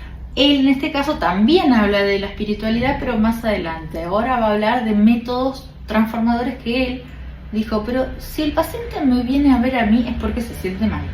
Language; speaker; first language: Spanish; native; Spanish